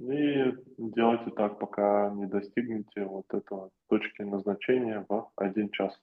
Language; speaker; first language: Russian; native; Russian